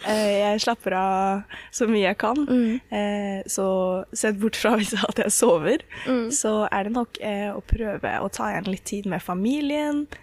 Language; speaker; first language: Norwegian; native; Norwegian